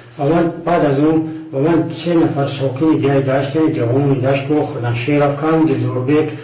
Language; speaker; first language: Tajik; non-native, local second language; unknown